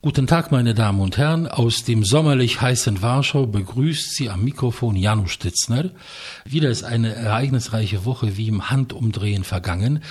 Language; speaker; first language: German; non-native, fluent; Polish